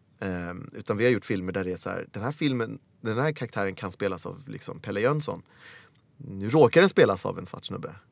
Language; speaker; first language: Swedish; early bilingual, other home language; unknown